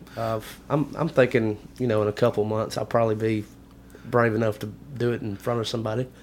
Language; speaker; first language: English; native; English